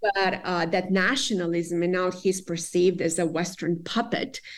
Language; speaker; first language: English; non-native, fluent; Serbian